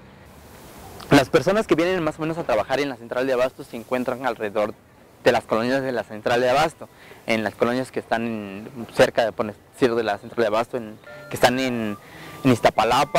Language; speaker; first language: Spanish; non-native, local second language; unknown